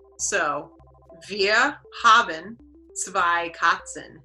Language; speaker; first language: German; non-native, learner; English